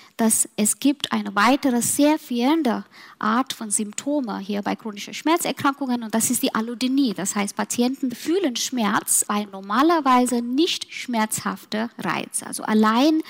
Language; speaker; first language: German; non-native, fluent; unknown